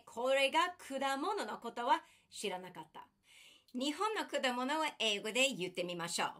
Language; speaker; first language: Japanese; non-native, fluent; English